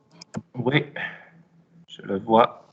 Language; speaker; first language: French; native; French